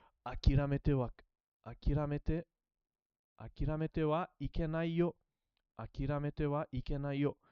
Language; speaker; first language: Japanese; non-native, learner; English